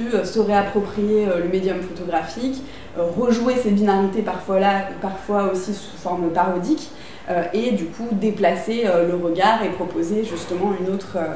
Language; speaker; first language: French; native; French